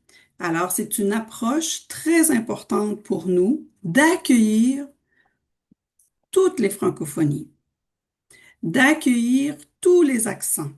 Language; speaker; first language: French; native; French